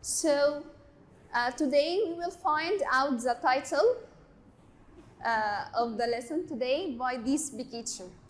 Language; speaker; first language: English; non-native, learner; Arabic